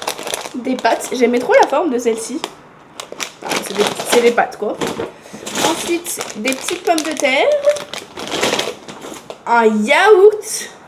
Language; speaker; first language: French; native; French